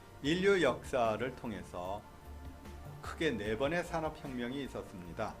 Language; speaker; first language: Korean; native; Korean